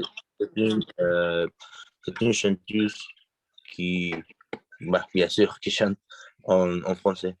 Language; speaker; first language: French; non-native, learner; Spanish